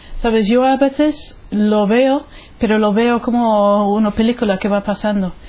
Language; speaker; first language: Spanish; non-native, fluent; English